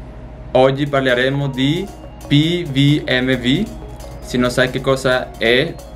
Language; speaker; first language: Italian; non-native, learner; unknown